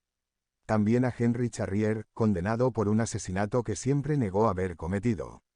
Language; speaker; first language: Spanish; native; Spanish